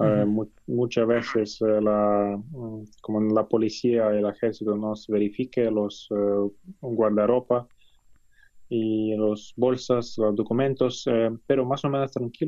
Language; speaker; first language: Spanish; non-native, fluent; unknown